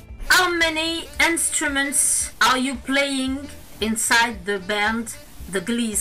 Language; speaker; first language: English; non-native, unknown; French